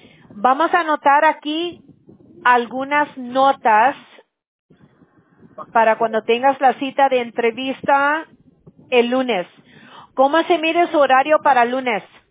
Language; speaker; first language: Spanish; early bilingual, heritage; Spanish